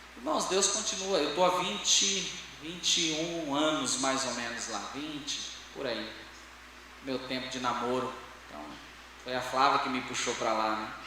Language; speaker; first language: Portuguese; native; Portuguese